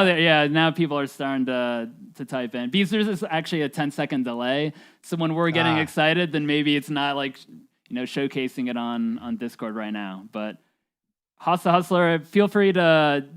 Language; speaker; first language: English; native; English